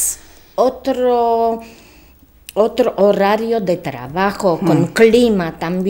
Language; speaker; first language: Spanish; non-native, learner; Polish